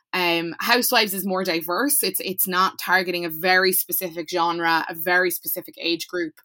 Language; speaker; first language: English; native; English